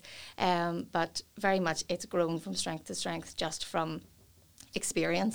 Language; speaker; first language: English; native; English